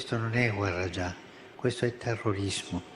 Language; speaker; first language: Italian; non-native, fluent; Spanish